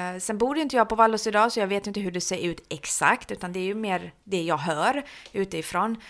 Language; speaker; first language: Swedish; early bilingual, other home language; Persian